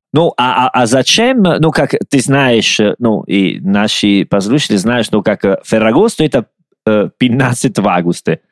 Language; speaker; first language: Russian; non-native, learner; Italian